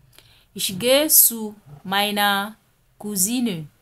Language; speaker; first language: German; non-native, fluent; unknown